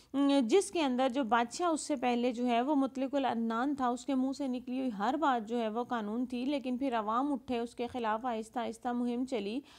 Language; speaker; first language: Urdu; non-native, local second language; Punjabi